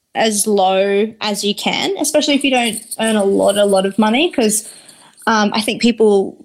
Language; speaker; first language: English; native; English